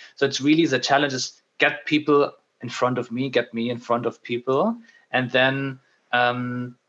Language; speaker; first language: English; non-native, fluent; German